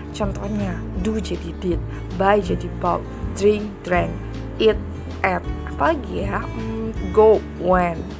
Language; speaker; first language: English; non-native, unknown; Indonesian